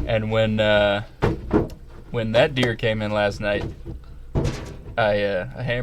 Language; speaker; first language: English; native; English